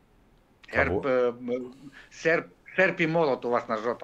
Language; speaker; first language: Russian; native; Russian